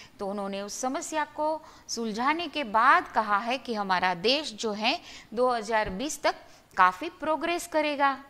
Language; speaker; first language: Hindi; non-native, local second language; Gujarati